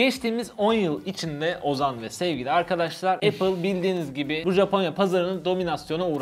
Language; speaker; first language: Turkish; native; Turkish